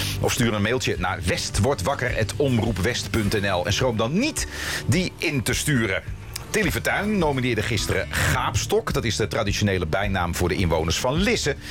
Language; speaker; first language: Dutch; native; Dutch